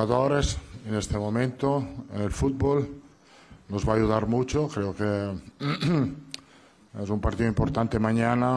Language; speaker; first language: Spanish; non-native, fluent; Italian